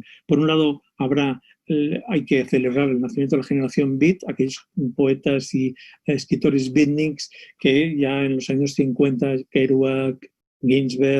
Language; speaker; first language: Spanish; native; Spanish